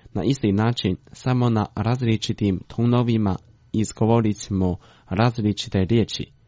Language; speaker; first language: Croatian; non-native, fluent; Chinese